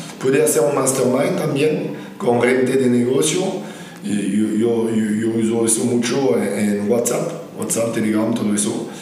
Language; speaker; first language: Spanish; non-native, learner; French